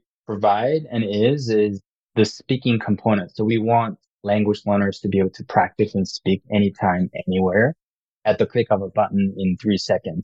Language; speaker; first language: English; non-native, fluent; Korean